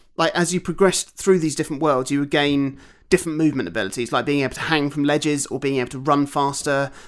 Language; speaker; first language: English; native; English